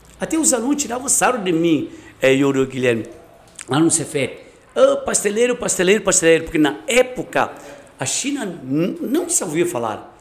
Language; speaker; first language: Portuguese; non-native, fluent; Chinese